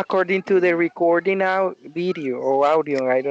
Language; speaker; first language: English; non-native, learner; Spanish